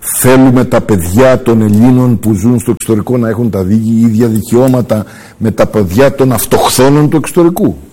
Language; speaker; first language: Greek; early bilingual, heritage; Greek